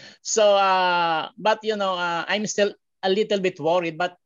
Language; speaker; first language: English; non-native, learner; Filipino